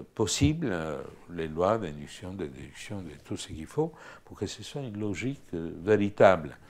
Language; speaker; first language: French; non-native, fluent; Romanian